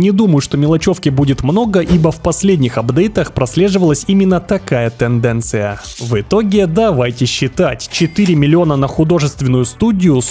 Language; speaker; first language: Russian; native; Russian